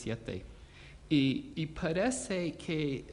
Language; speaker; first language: Spanish; non-native, fluent; English